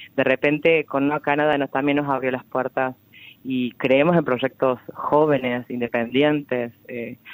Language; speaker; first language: Spanish; native; Spanish